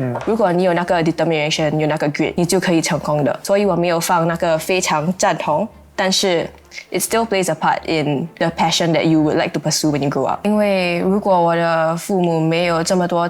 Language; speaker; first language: Chinese; non-native, local second language; English